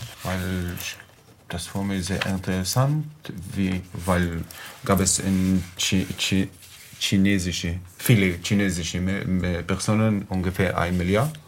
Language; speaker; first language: German; non-native, learner; Arabic